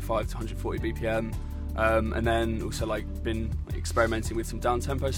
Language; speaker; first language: English; native; English